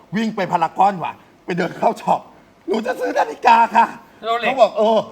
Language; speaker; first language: Thai; native; Thai